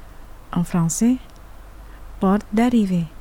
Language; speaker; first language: French; non-native, fluent; Indonesian